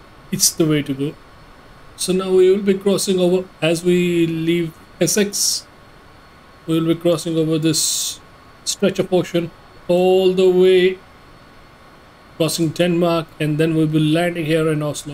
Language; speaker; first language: English; non-native, local second language; Hindi